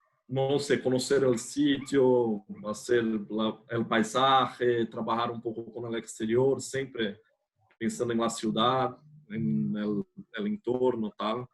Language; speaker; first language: Spanish; non-native, fluent; Portuguese